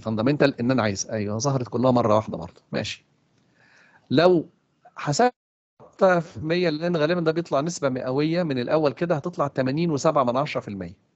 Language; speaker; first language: Arabic; native; Arabic